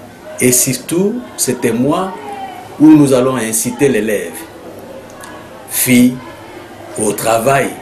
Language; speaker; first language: French; native; French